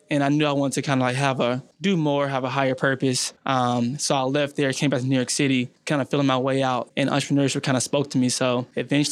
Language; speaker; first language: English; native; English